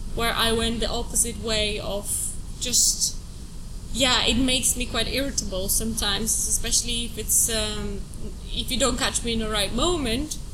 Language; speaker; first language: English; non-native, fluent; Russian